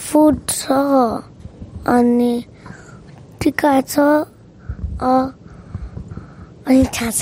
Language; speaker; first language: Nepali; early bilingual, heritage; Nepali